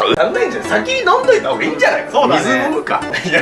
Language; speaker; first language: Japanese; native; Japanese